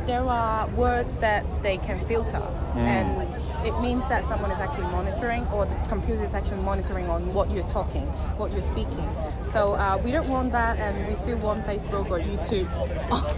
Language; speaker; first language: English; non-native, local second language; Cantonese